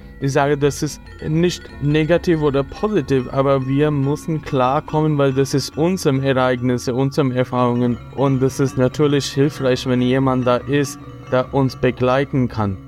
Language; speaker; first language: German; non-native, fluent; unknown